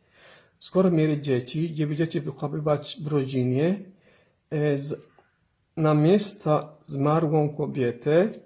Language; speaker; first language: Polish; non-native, fluent; Somali